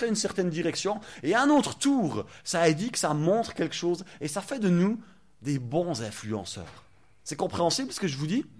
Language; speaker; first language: French; native; French